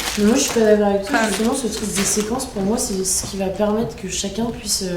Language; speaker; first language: French; native; French